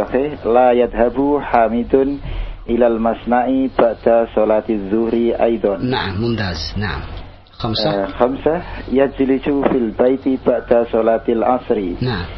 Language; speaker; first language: Arabic; non-native, learner; Indonesian